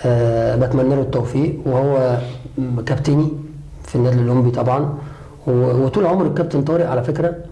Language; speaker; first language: Arabic; native; Arabic